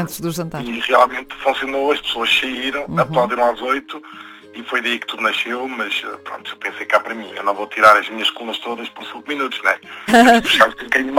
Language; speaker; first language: Portuguese; native; Portuguese